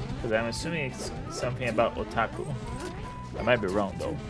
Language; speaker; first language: English; non-native, fluent; Portuguese